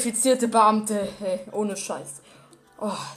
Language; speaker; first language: German; native; German